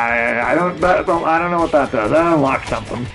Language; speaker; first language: English; native; English